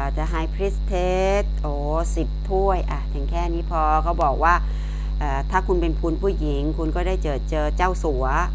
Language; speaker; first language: Thai; non-native, local second language; Chinese